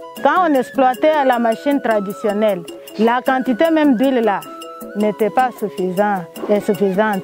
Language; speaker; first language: French; non-native, local second language; Luba-Lulua